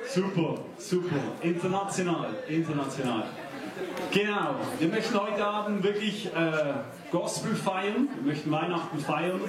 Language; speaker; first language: German; native; German